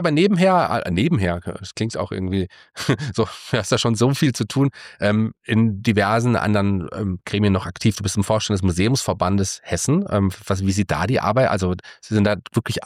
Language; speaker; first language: German; native; German